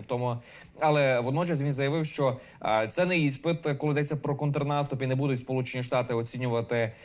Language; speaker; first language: Ukrainian; native; Ukrainian